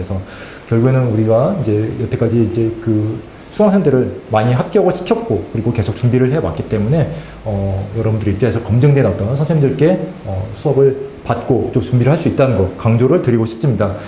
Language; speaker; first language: Korean; native; Korean